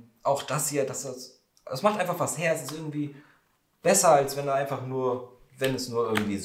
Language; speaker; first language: German; native; German